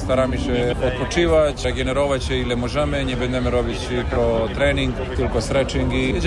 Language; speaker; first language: Polish; non-native, learner; Serbian